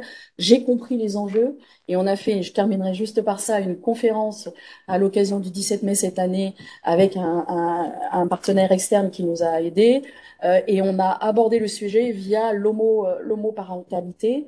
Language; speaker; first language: French; native; French